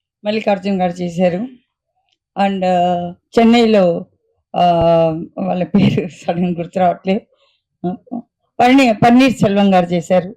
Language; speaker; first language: Telugu; native; Telugu